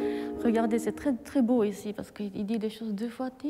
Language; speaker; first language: French; non-native, fluent; Japanese